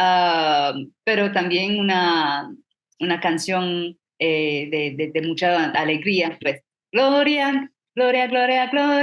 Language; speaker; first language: Spanish; non-native, fluent; English